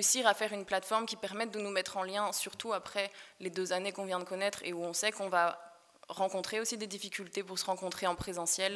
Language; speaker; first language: French; native; French